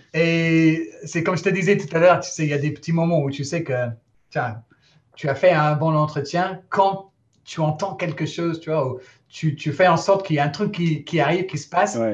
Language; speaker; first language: French; non-native, fluent; English